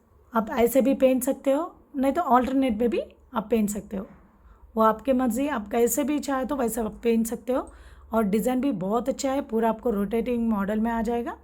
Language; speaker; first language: Hindi; non-native, local second language; Telugu